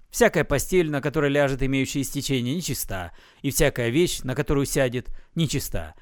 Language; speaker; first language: Russian; native; Russian